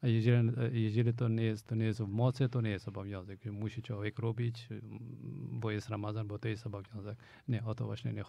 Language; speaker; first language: Polish; non-native, fluent; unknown